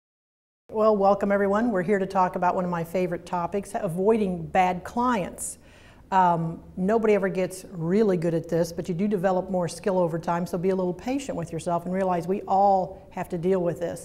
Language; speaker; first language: English; native; English